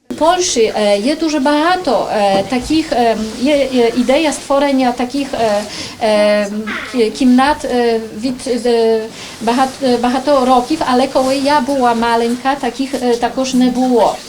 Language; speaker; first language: Polish; non-native, learner; Ukrainian